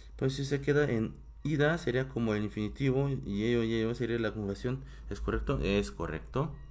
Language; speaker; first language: Spanish; non-native, fluent; Korean